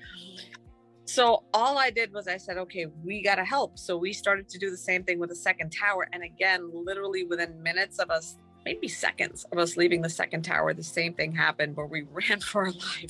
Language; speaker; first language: English; non-native, fluent; Ukrainian